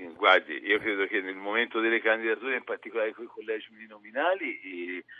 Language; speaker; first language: Italian; native; Italian